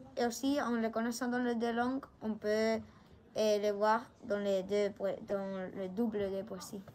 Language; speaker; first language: French; non-native, local second language; Spanish